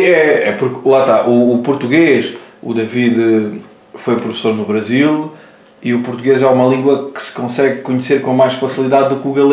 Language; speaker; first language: Portuguese; native; Portuguese